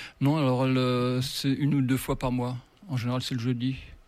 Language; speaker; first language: French; native; French